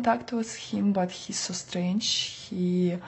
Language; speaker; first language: English; non-native, learner; Russian